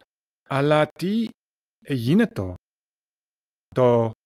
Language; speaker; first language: Greek; non-native, learner; English